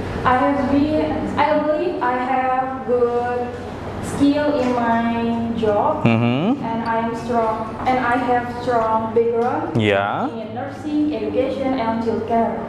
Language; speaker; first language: English; non-native, learner; Indonesian